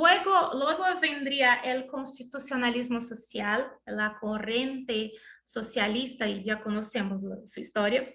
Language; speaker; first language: Spanish; non-native, learner; Portuguese